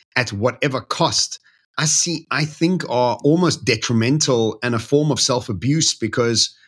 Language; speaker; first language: English; native; English